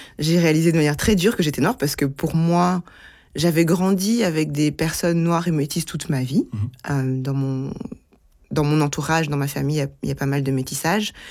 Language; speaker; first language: French; early bilingual, other home language; Lingala